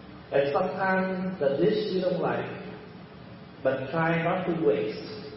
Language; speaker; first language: English; early bilingual, other home language; Vietnamese